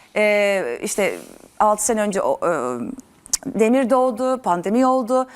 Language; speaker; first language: Turkish; early bilingual, heritage; Turkish